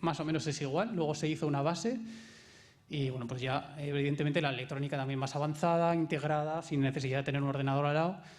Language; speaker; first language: Spanish; native; Spanish